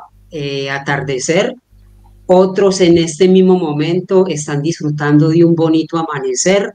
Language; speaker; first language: Spanish; native; Spanish